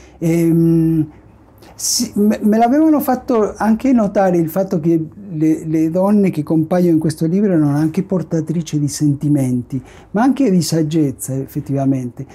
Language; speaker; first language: Italian; non-native, fluent; Spanish